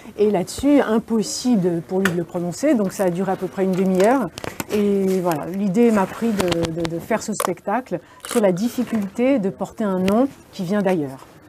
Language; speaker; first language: French; native; French